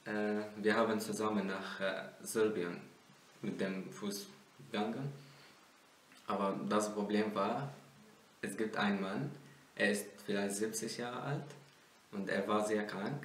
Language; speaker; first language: German; non-native, learner; Arabic